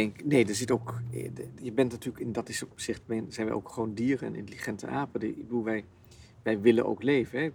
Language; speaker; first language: Dutch; native; Dutch